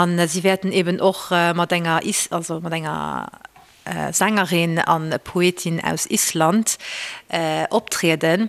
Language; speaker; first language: Luxembourgish; early bilingual, other home language; Portuguese